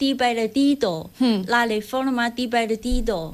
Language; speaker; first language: Spanish; non-native, learner; Chinese